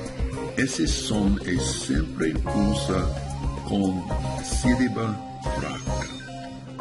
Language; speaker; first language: Portuguese; non-native, learner; English